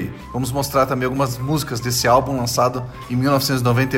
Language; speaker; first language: Portuguese; native; Portuguese